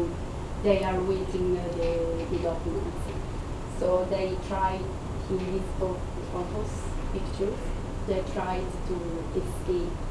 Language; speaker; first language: English; non-native, fluent; Italian